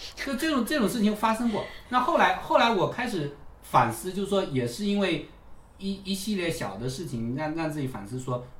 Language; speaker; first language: Chinese; native; Chinese